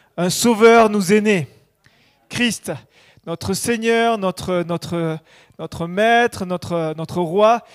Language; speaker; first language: French; native; French